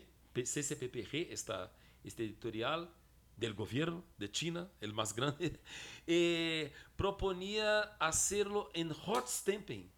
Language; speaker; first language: Spanish; non-native, fluent; Portuguese